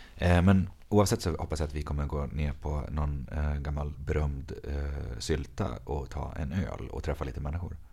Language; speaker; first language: Swedish; native; Swedish